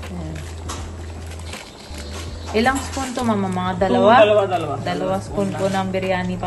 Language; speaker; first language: Filipino; early bilingual, other home language; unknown